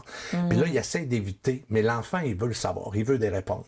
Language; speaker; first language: French; native; French